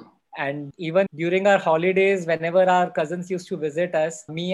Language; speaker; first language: English; non-native, local second language; Hindi